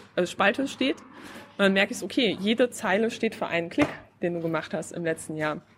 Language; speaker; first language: German; non-native, fluent; Polish